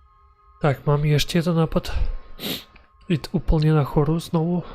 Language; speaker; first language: Czech; non-native, learner; Ukrainian